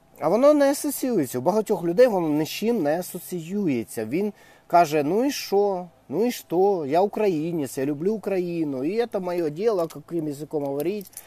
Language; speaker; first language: Ukrainian; non-native, local second language; Russian